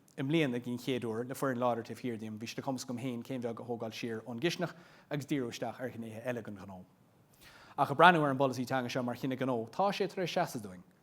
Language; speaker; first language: Irish; non-native, local second language; English